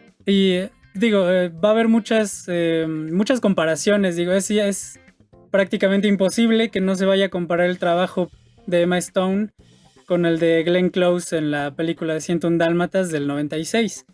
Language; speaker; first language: Spanish; native; Spanish